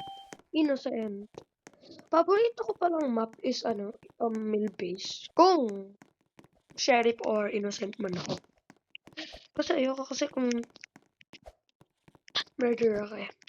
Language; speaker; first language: Filipino; native; Filipino